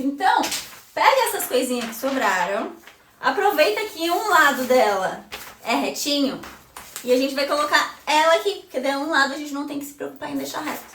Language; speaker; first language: Portuguese; native; Portuguese